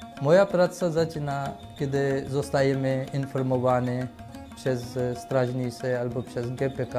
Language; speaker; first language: Polish; non-native, learner; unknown